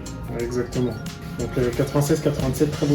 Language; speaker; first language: French; native; French